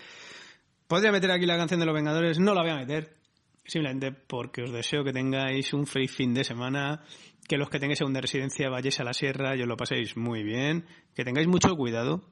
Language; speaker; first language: Spanish; native; Spanish